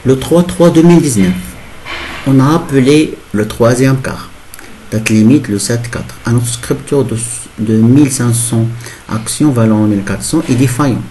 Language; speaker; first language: French; non-native, local second language; Arabic